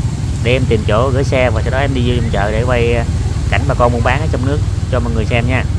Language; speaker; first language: Vietnamese; native; Vietnamese